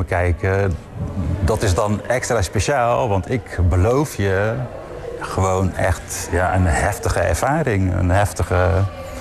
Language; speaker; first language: Dutch; native; Dutch